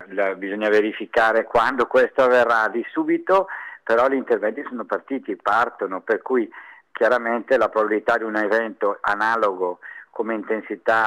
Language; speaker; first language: Italian; native; Italian